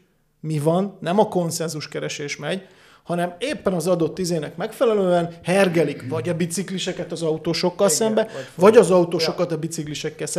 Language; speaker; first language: Hungarian; native; Hungarian